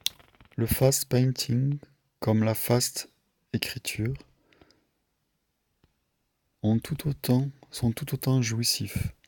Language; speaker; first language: French; native; French